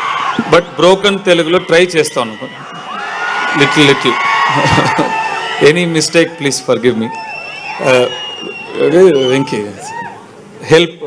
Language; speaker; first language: Telugu; non-native, learner; Tamil